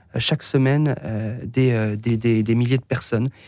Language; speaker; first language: French; native; French